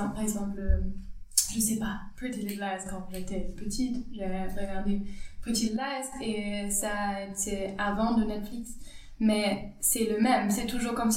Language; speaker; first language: French; non-native, learner; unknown